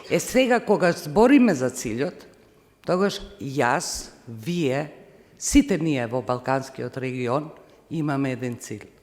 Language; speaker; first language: Macedonian; non-native, fluent; Albanian